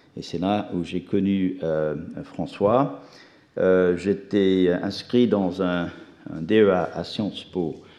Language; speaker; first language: French; non-native, fluent; English